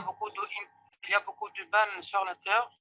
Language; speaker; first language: French; non-native, learner; Arabic